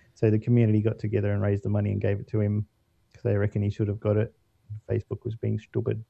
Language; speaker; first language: English; native; English